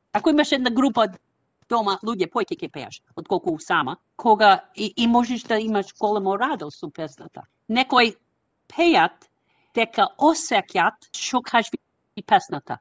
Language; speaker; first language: Macedonian; non-native, fluent; English